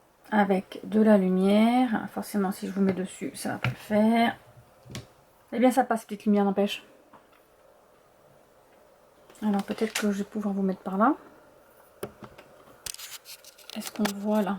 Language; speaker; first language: French; native; French